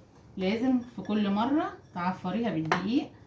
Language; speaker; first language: Arabic; native; Arabic